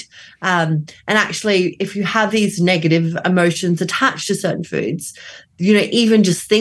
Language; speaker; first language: English; native; English